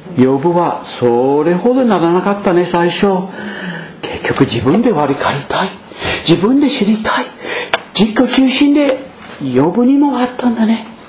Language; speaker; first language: Japanese; non-native, fluent; English